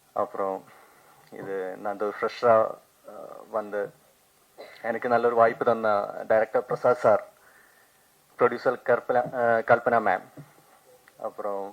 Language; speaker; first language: Tamil; non-native, learner; Malayalam